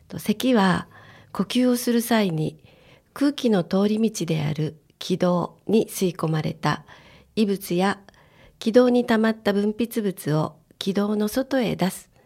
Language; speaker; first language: Japanese; native; Japanese